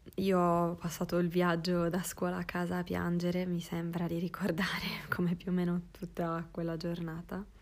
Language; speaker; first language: Italian; native; Italian